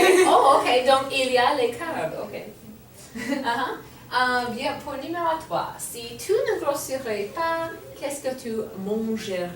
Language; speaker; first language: French; non-native, fluent; English